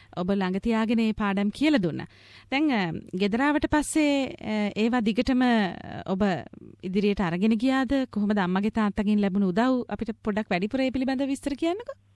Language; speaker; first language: Sinhala; native; Sinhala